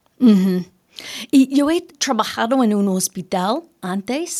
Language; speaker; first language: Spanish; early bilingual, heritage; Spanish